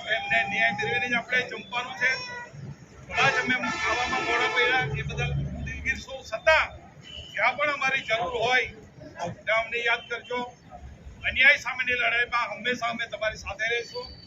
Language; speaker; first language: Gujarati; native; Gujarati